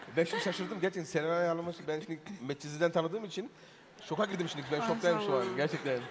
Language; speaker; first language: Turkish; early bilingual, heritage; Turkish